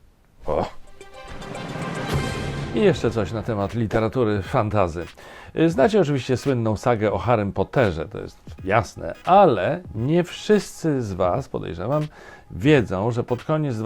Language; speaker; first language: Polish; native; Polish